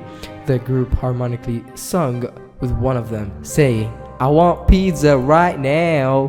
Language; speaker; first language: English; native; English